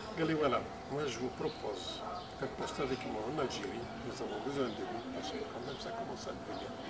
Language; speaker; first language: French; non-native, local second language; Arabic